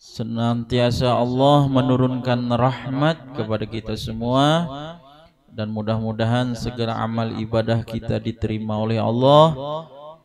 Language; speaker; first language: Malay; non-native, local second language; Banjar